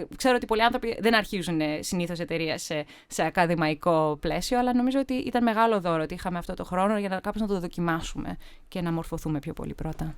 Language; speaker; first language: Greek; early bilingual, heritage; Greek